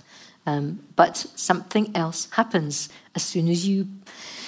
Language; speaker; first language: English; native; English